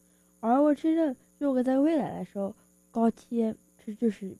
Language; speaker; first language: Chinese; early bilingual, heritage; Chinese